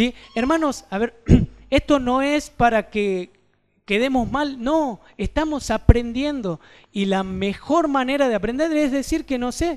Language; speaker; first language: Spanish; native; Spanish